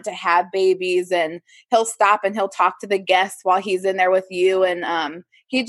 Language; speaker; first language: English; native; English